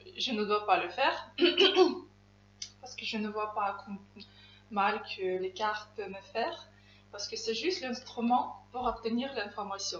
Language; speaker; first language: French; non-native, fluent; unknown